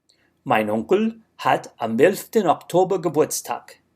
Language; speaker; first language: German; non-native, fluent; English